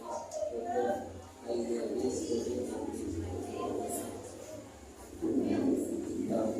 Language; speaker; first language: English; non-native, learner; Indonesian